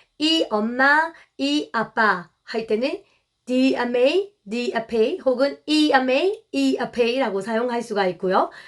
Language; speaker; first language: Korean; non-native, fluent; Burmese